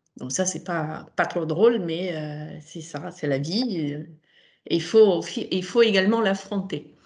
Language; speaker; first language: French; non-native, fluent; Italian